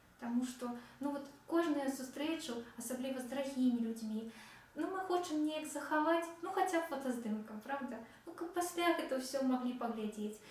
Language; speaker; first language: Belarusian; non-native, local second language; Russian